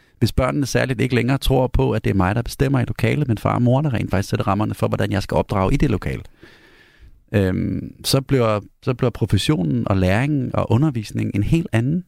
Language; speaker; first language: Danish; native; Danish